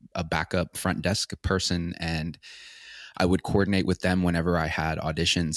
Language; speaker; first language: English; native; English